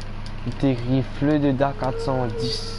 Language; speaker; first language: French; non-native, local second language; Réunion Creole French